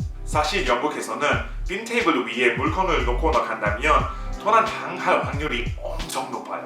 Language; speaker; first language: Korean; non-native, fluent; English